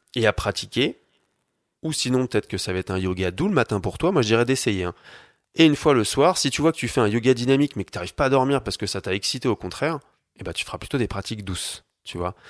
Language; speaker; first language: French; native; French